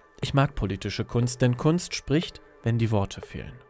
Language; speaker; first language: German; native; German